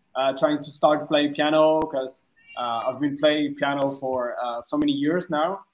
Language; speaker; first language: English; non-native, fluent; French